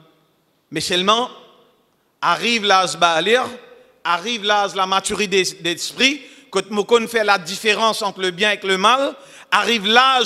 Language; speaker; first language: French; non-native, local second language; Morisyen